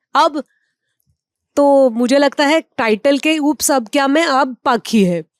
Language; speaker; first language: Hindi; non-native, local second language; Marathi